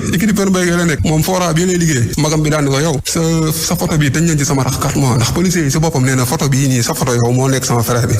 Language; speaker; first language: Wolof; native; Wolof